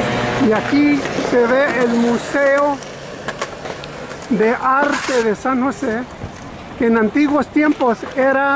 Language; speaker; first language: Spanish; early bilingual, other home language; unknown